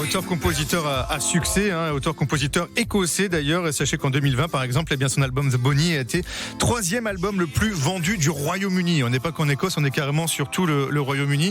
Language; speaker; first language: French; native; French